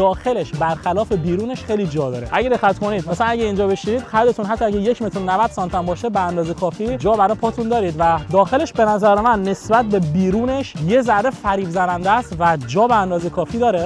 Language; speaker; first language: Persian; native; Persian